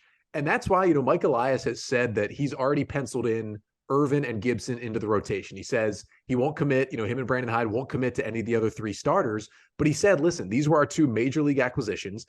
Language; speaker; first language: English; native; English